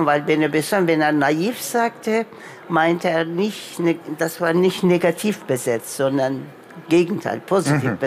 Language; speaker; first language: German; non-native, local second language; Turkish